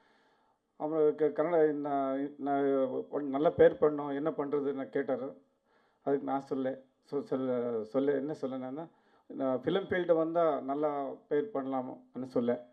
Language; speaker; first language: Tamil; non-native, learner; Kannada